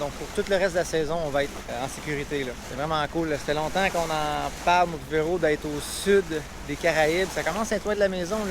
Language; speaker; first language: French; native; French